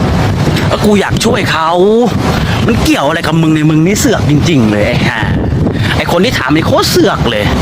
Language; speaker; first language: Thai; native; Thai